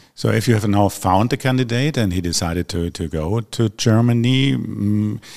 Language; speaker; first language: English; non-native, fluent; German